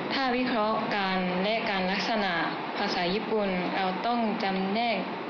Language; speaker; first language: Thai; non-native, fluent; Japanese